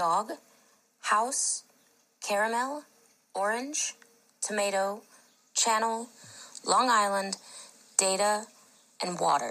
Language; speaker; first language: English; non-native, fluent; Lithuanian